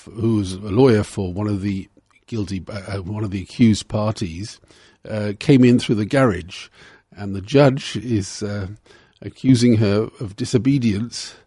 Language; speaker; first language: English; native; English